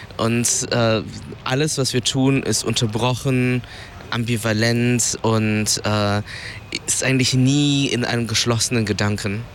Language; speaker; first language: German; early bilingual, other home language; Vietnamese